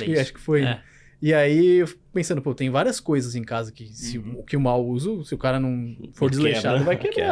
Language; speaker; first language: Portuguese; native; Portuguese